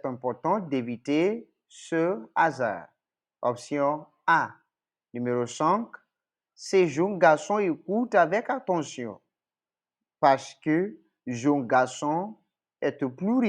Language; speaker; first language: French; non-native, local second language; English